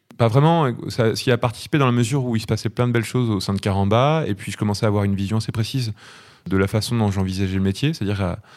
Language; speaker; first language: French; native; French